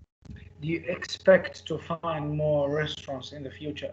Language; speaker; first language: English; non-native, fluent; Arabic